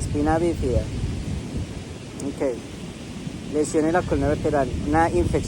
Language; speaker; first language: Spanish; native; Spanish